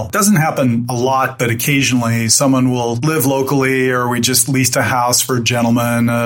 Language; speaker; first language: English; native; English